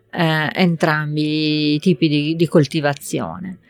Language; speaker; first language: Italian; native; Italian